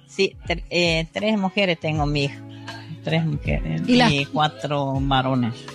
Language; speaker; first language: Spanish; non-native, local second language; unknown